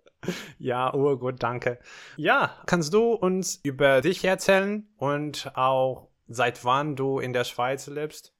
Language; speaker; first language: German; non-native, fluent; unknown